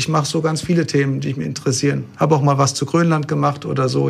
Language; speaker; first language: German; native; German